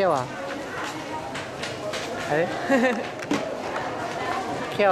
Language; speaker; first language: Japanese; non-native, learner; Thai